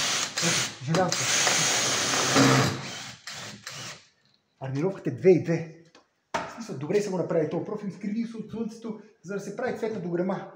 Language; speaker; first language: Bulgarian; native; Bulgarian